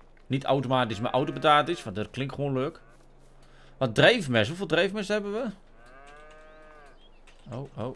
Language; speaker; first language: Dutch; native; Dutch